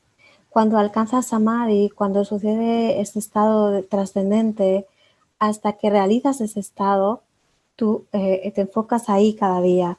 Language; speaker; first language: Spanish; native; Spanish